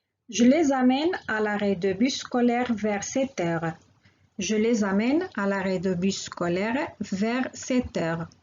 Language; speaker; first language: French; non-native, local second language; Arabic